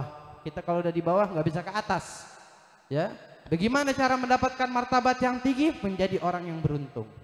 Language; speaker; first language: Indonesian; native; Indonesian